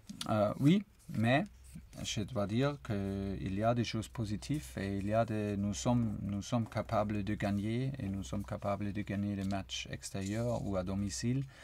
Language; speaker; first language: French; non-native, fluent; German